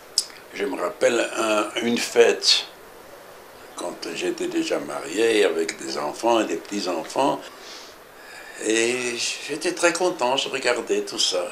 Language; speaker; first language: French; early bilingual, other home language; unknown